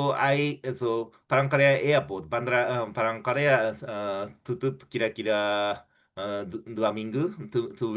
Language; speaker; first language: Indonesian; non-native, learner; Japanese